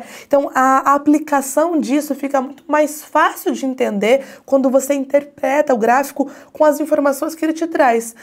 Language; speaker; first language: Portuguese; native; Portuguese